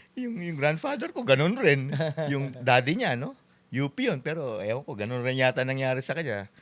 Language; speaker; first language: Filipino; native; Filipino